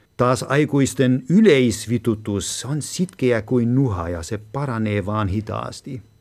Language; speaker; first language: Finnish; non-native, fluent; German